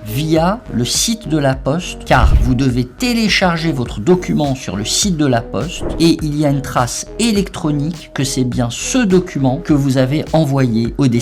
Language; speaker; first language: French; native; French